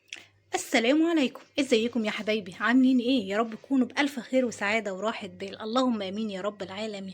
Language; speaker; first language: Arabic; native; Arabic